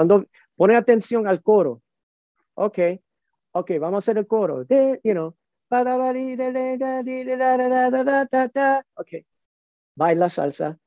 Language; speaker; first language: Spanish; early bilingual, heritage; Spanish